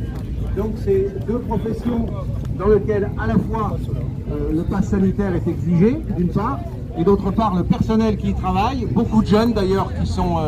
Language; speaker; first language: French; native; French